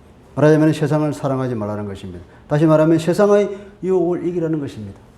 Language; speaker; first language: Korean; native; Korean